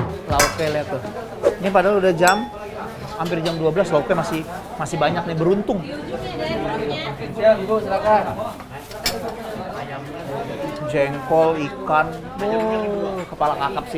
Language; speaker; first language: Indonesian; native; Indonesian